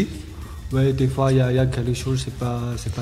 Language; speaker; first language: French; non-native, learner; Chinese